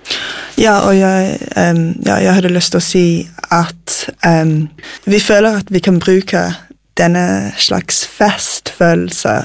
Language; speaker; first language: Norwegian; non-native, fluent; English